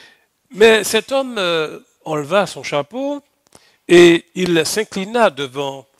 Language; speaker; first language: French; native; French